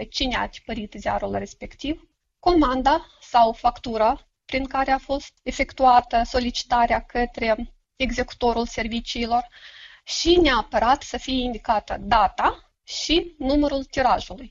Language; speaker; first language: Romanian; native; Romanian